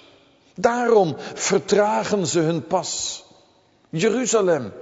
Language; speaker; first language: Dutch; native; Dutch